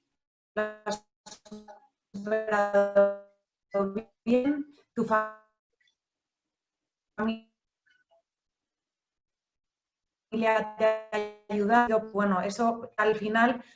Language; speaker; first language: Spanish; native; Spanish